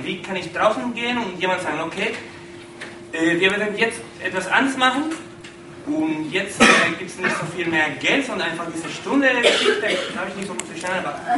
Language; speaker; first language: German; non-native, learner; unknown